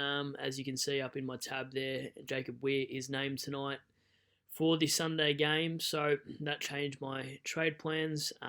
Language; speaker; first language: English; native; English